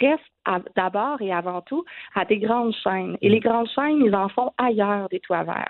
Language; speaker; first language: French; native; French